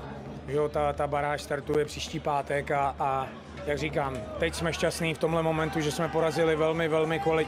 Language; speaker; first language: Czech; native; Czech